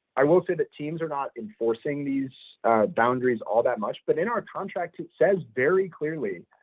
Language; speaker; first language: English; native; English